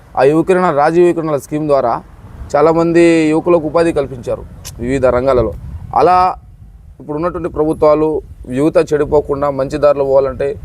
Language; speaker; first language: Telugu; non-native, local second language; Lambadi